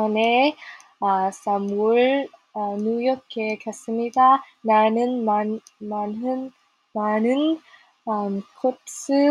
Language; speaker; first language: Korean; non-native, learner; Vietnamese